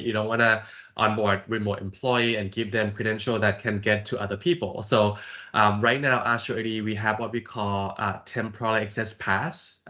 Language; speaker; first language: English; non-native, fluent; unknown